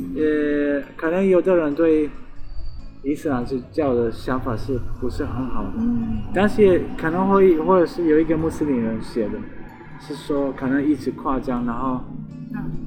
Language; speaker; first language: Chinese; non-native, fluent; Arabic